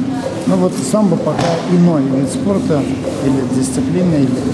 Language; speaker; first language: Russian; native; Russian